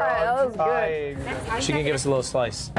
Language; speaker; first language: English; native; English